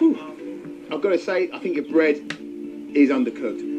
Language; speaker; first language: English; native; English